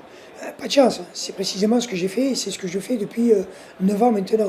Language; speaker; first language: French; native; French